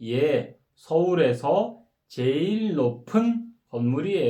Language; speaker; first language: Korean; non-native, fluent; Kyrgyz